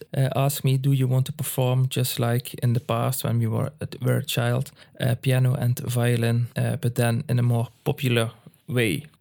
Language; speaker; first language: English; non-native, fluent; Dutch